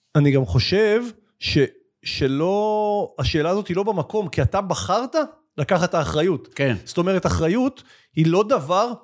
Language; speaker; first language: Hebrew; native; Hebrew